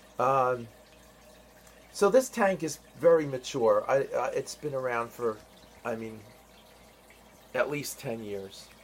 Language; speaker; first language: English; native; English